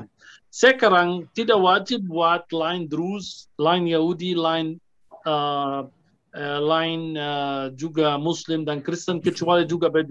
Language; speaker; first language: Indonesian; non-native, fluent; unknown